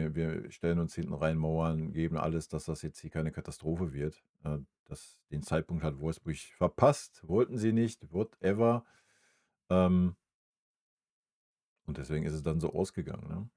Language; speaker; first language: German; native; German